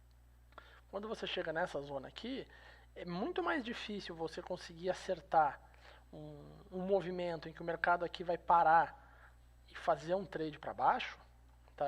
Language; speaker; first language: Portuguese; native; Portuguese